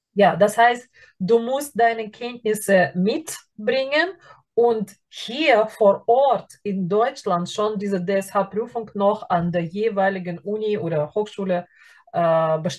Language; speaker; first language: German; non-native, fluent; Russian